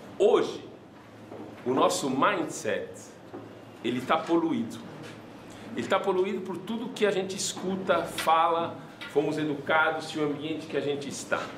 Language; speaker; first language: Portuguese; non-native, fluent; French